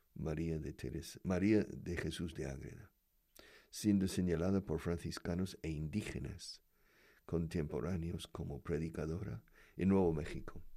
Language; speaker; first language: Spanish; non-native, fluent; English